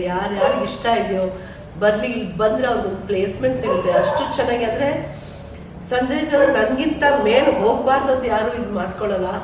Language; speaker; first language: Kannada; non-native, fluent; Nepali